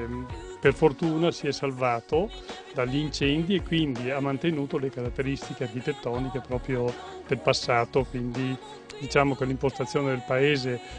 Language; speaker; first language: Italian; native; Italian